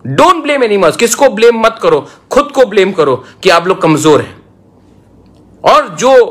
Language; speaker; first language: Hindi; non-native, local second language; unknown